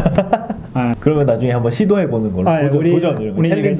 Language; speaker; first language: Korean; native; Korean